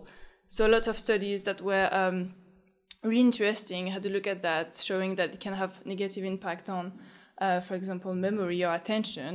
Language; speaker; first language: English; non-native, fluent; French